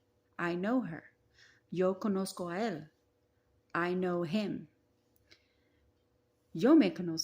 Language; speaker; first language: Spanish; non-native, learner; English